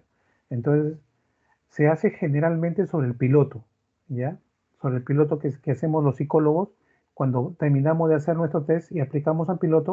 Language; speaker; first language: Spanish; native; Spanish